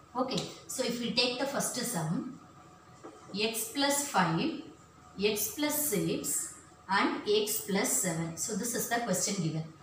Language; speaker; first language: English; non-native, local second language; Tamil